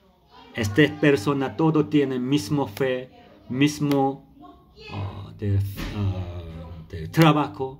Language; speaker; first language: Spanish; non-native, learner; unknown